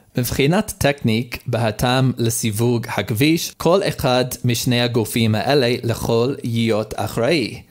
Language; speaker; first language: Hebrew; non-native, learner; English